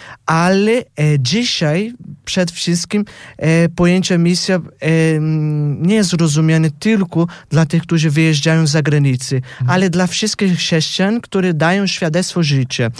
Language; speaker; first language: Polish; non-native, fluent; Portuguese